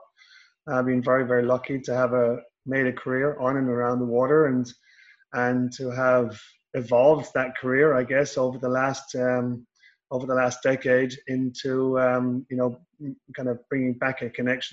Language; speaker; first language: English; native; English